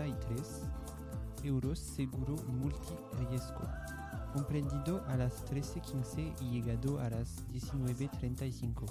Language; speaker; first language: Spanish; non-native, learner; French